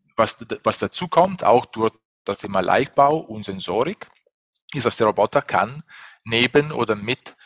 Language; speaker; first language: German; non-native, fluent; Italian